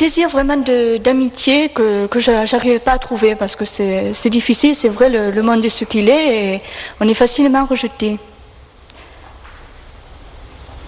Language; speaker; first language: French; native; French